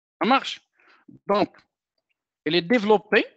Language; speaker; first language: French; non-native, local second language; Arabic